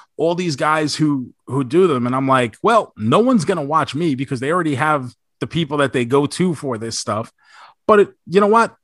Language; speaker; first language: English; native; English